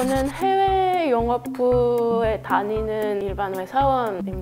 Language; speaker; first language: Korean; non-native, fluent; French